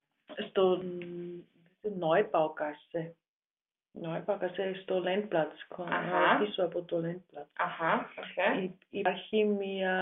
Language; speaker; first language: Greek; non-native, learner; German